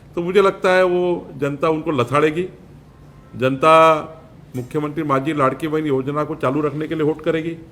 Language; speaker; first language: Hindi; non-native, local second language; Marathi